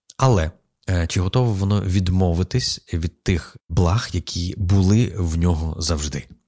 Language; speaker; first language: Ukrainian; native; Ukrainian